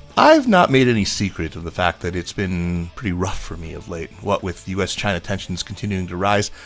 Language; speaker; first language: English; native; English